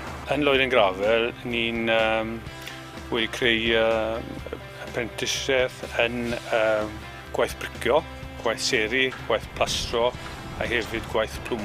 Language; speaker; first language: Welsh; native; Welsh